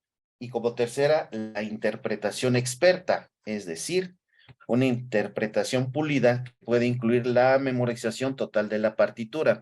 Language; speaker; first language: Spanish; native; Spanish